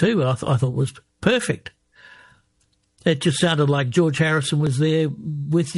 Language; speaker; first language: English; native; English